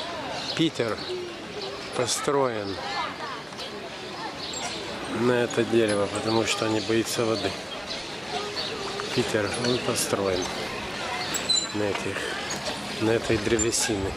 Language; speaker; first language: Russian; non-native, fluent; Lithuanian